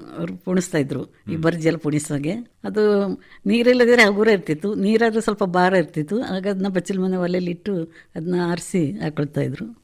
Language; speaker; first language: Kannada; non-native, local second language; Kodava